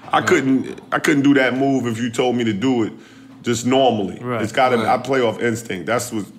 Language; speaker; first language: English; native; English